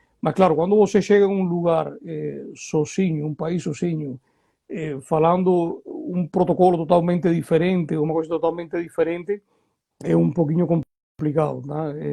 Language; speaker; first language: Portuguese; non-native, fluent; Spanish